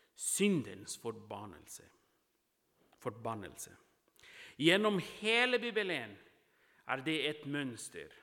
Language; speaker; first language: Norwegian; non-native, fluent; Portuguese